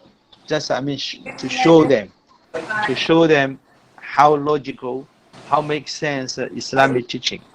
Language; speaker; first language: English; non-native, fluent; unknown